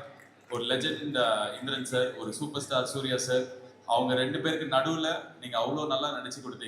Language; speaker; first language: Tamil; native; Tamil